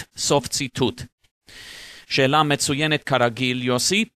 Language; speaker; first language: Hebrew; non-native, fluent; English